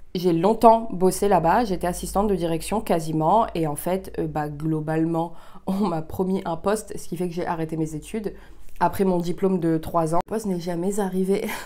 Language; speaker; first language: French; early bilingual, heritage; French